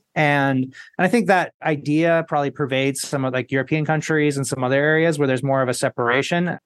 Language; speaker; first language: English; early bilingual, other home language; Spanish